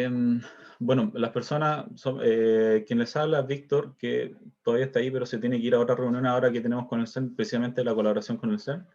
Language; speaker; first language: Spanish; native; Spanish